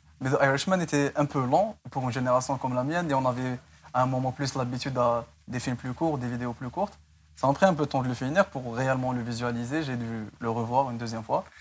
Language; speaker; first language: French; non-native, local second language; Arabic